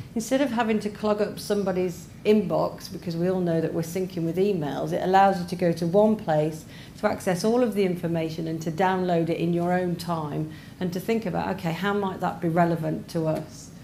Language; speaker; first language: English; native; English